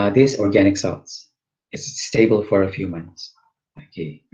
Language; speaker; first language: English; non-native, local second language; Malay